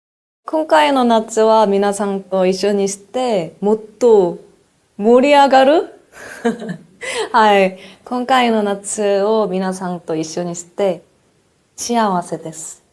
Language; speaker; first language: Japanese; non-native, learner; Korean